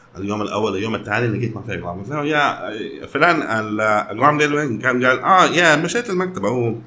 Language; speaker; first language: Arabic; early bilingual, heritage; Arabic